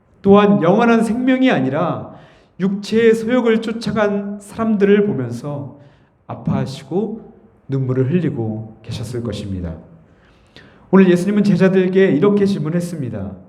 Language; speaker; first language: Korean; native; Korean